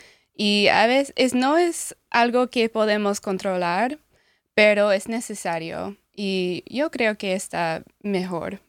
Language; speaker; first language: Spanish; non-native, learner; English